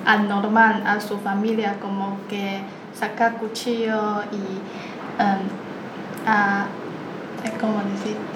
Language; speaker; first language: Spanish; non-native, learner; Chinese